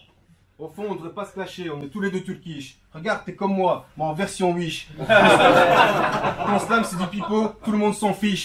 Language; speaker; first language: French; early bilingual, other home language; Turkish